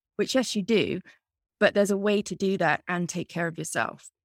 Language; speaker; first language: English; native; English